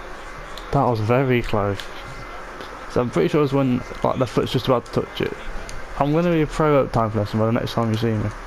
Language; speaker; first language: English; native; English